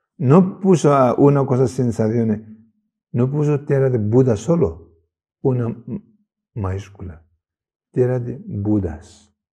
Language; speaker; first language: Spanish; non-native, learner; Tibetan